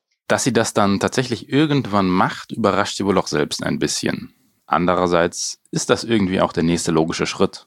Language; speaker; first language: German; native; German